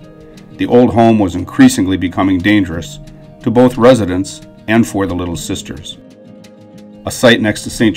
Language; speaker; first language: English; native; English